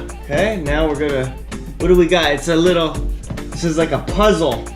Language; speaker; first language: English; native; English